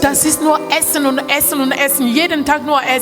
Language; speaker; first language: German; non-native, learner; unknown